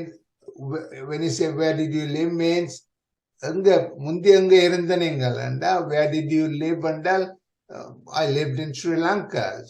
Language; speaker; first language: English; non-native, fluent; Tamil